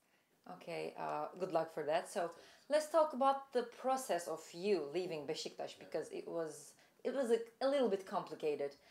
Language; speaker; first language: English; non-native, fluent; Turkish